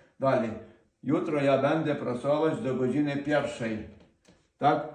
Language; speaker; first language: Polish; non-native, fluent; Ukrainian